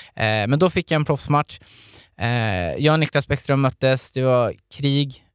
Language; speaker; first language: Swedish; native; Swedish